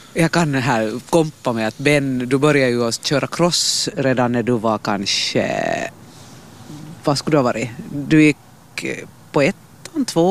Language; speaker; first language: Swedish; native; Swedish